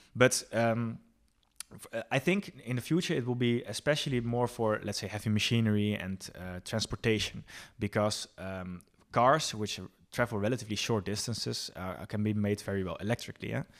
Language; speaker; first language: English; non-native, fluent; Dutch